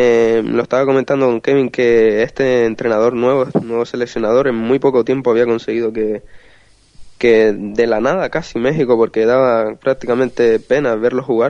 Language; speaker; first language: Spanish; native; Spanish